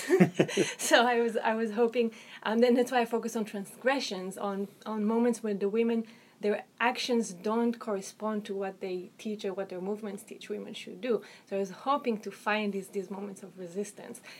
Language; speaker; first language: English; non-native, fluent; Hebrew